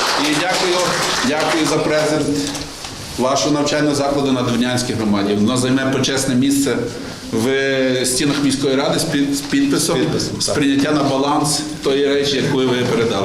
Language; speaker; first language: Ukrainian; native; Ukrainian